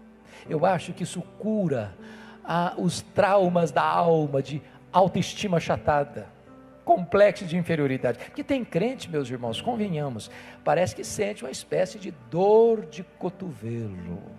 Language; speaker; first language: Portuguese; native; Portuguese